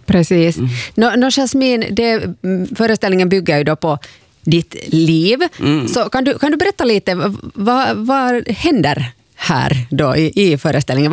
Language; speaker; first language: Swedish; native; Swedish